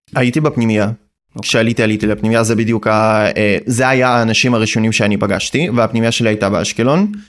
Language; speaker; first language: Hebrew; non-native, fluent; Russian